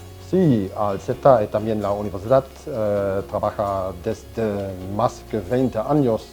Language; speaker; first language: Spanish; non-native, fluent; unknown